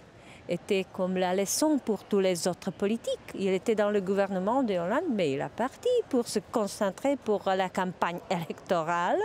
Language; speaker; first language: French; non-native, fluent; Czech